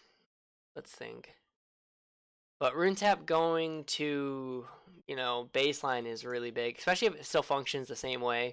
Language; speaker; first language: English; native; English